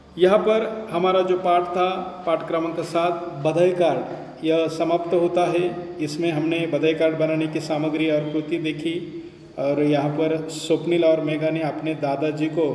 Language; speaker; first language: Hindi; non-native, local second language; Marathi